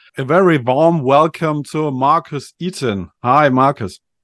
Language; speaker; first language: English; non-native, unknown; German